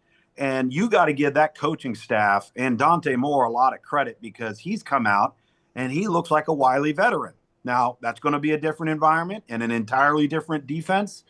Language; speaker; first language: English; native; English